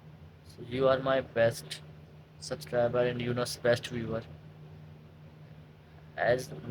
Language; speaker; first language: English; non-native, learner; Hindi